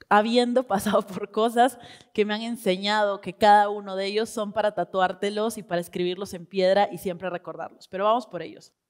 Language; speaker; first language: Spanish; native; Spanish